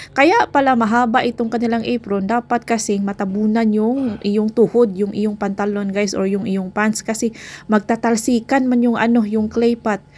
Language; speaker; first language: Filipino; non-native, local second language; Cebuano